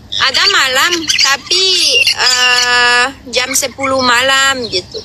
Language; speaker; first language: Indonesian; native; Indonesian